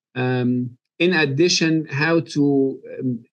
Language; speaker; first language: English; non-native, fluent; Arabic